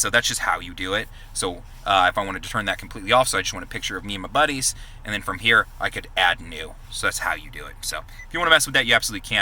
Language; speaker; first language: English; native; English